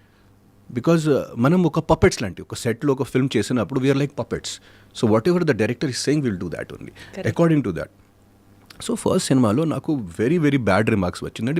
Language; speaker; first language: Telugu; non-native, fluent; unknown